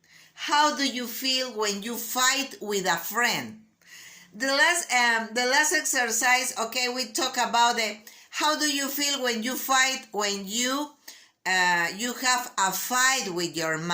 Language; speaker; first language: English; non-native, learner; Spanish